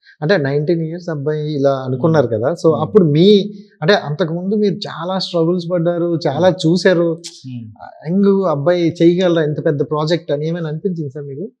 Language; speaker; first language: Telugu; native; Telugu